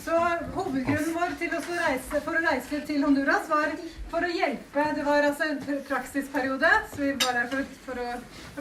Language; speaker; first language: Norwegian; early bilingual, other home language; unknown